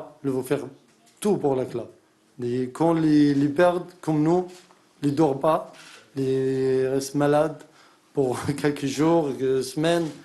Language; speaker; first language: French; non-native, learner; Arabic